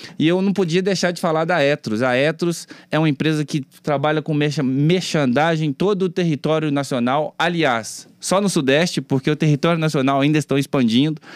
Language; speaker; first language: Portuguese; native; Portuguese